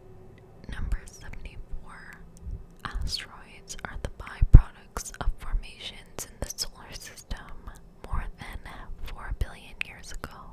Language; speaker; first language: English; native; English